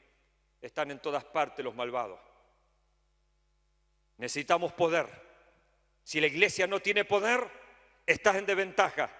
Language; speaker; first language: Spanish; native; Spanish